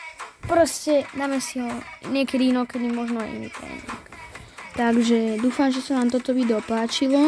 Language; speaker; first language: Slovak; native; Slovak